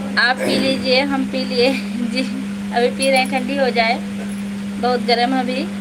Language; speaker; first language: Hindi; native; Hindi